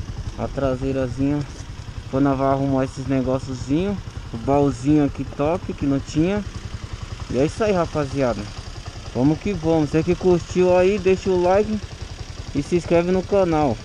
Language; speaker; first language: Portuguese; native; Portuguese